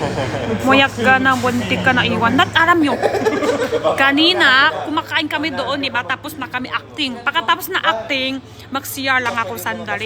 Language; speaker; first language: Filipino; non-native, learner; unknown